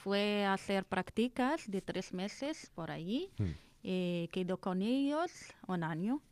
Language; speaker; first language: Spanish; non-native, learner; Arabic